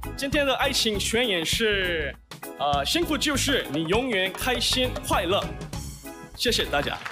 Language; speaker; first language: Chinese; non-native, learner; Korean